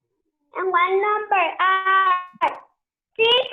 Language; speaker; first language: English; non-native, learner; Spanish